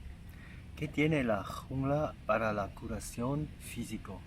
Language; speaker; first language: Spanish; non-native, learner; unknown